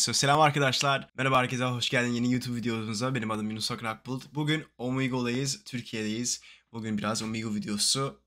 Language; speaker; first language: Turkish; early bilingual, heritage; Turkish